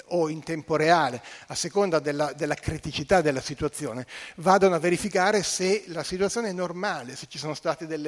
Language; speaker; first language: Italian; native; Italian